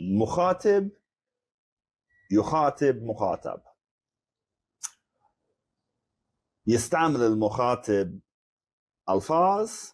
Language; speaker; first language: Arabic; non-native, fluent; English